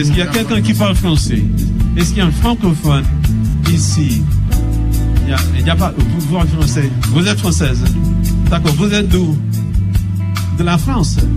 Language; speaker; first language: French; non-native, fluent; English